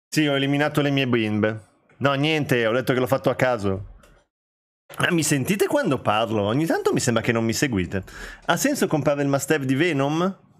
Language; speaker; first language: Italian; early bilingual, other home language; Albanian